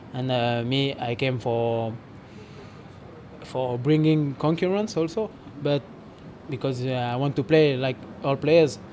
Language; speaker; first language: English; non-native, fluent; French